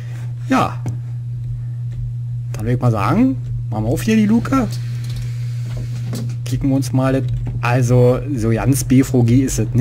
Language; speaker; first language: German; native; German